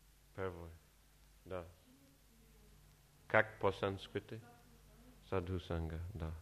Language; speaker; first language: Russian; non-native, learner; English